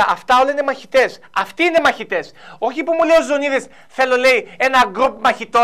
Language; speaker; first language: Greek; native; Greek